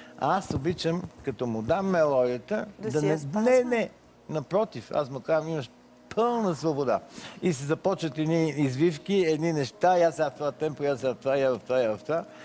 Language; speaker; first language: Bulgarian; native; Bulgarian